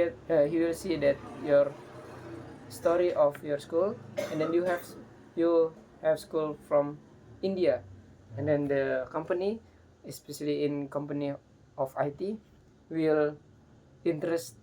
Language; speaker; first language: English; non-native, learner; Indonesian